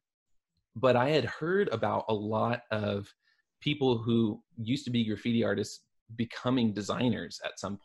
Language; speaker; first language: English; native; English